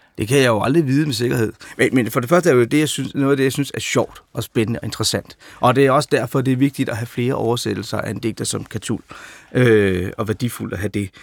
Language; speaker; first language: Danish; native; Danish